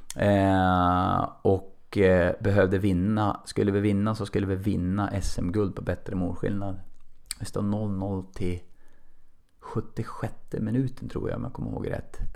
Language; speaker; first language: Swedish; native; Swedish